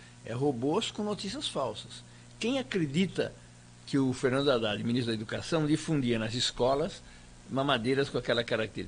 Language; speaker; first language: Portuguese; native; Portuguese